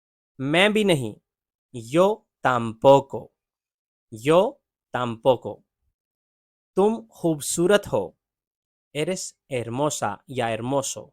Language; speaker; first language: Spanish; non-native, fluent; Urdu